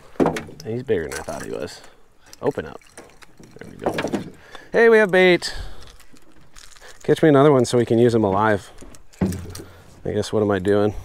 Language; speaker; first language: English; native; English